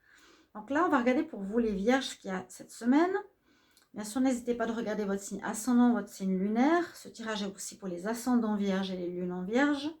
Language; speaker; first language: French; native; French